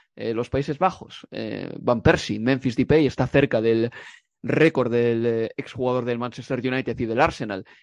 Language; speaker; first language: Spanish; native; Spanish